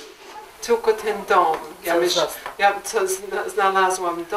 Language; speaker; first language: Polish; early bilingual, heritage; English